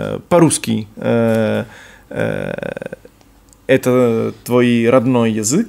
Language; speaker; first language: Russian; non-native, fluent; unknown